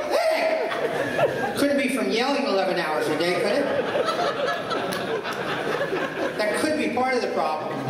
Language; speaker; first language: English; native; English